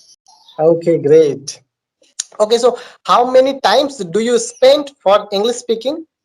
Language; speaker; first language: English; non-native, learner; Bangla